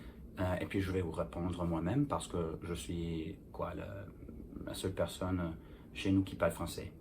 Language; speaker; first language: French; non-native, fluent; English